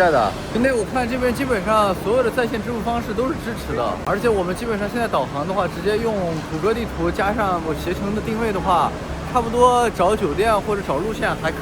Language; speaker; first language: Chinese; native; Chinese